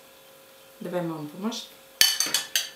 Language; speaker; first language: Russian; native; Russian